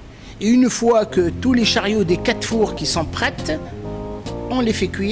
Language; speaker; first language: French; native; French